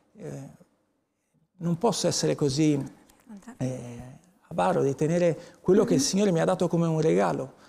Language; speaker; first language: Italian; native; Italian